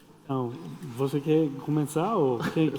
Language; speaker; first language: Portuguese; non-native, fluent; English